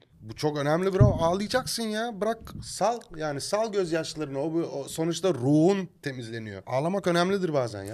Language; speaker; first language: Turkish; early bilingual, heritage; Turkish